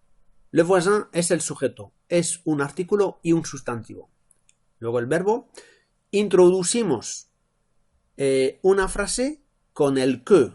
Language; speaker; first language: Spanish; non-native, fluent; French